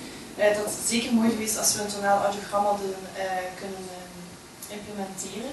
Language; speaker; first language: Dutch; native; Dutch